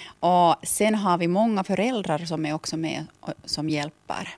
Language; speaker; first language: Swedish; non-native, local second language; Finnish